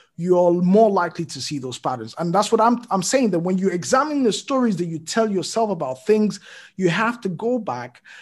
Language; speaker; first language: English; non-native, local second language; Yoruba